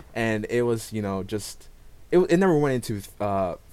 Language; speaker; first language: English; native; English